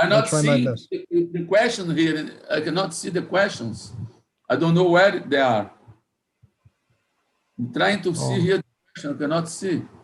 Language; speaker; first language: English; non-native, fluent; Portuguese